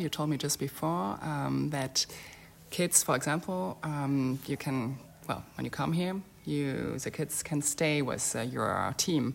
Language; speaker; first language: English; non-native, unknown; French